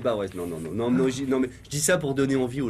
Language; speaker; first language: French; native; French